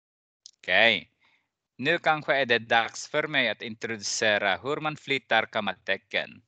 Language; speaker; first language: Swedish; non-native, fluent; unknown